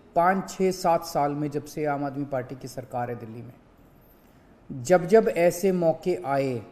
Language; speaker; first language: Hindi; native; Hindi